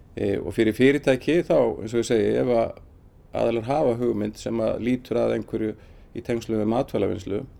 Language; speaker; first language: Icelandic; native; Icelandic